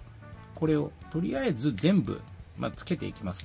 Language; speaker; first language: Japanese; native; Japanese